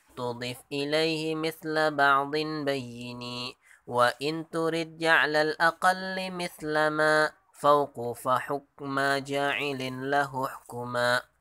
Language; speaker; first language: Arabic; non-native, learner; Indonesian